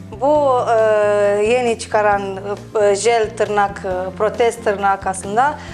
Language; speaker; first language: Turkish; non-native, fluent; Romanian